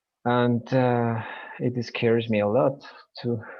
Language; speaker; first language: English; non-native, learner; Spanish